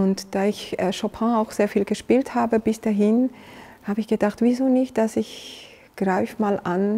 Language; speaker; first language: German; non-native, fluent; Georgian